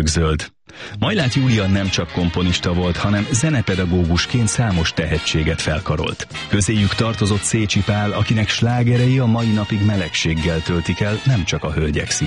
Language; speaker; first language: Hungarian; native; Hungarian